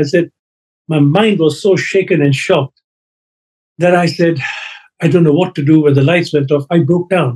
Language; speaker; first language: English; non-native, local second language; Sindhi